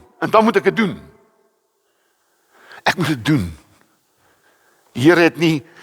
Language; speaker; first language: Afrikaans; native; Afrikaans